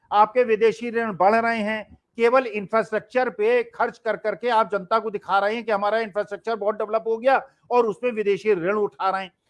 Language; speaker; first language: Hindi; native; Hindi